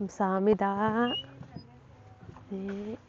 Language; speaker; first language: Korean; non-native, learner; Filipino